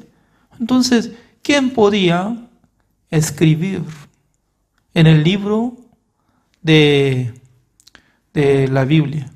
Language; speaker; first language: Spanish; non-native, fluent; Korean